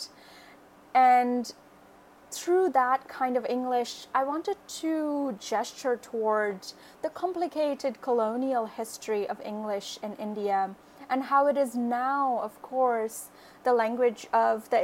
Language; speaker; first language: English; non-native, local second language; Bangla